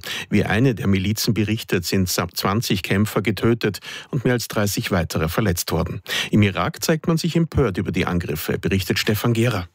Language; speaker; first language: German; native; German